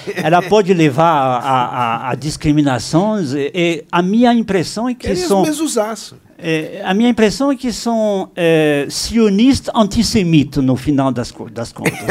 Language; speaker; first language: Portuguese; non-native, fluent; French